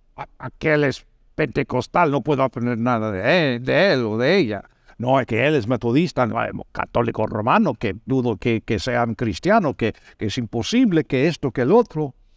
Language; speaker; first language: Spanish; non-native, fluent; English